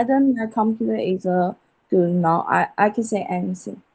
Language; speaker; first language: English; non-native, learner; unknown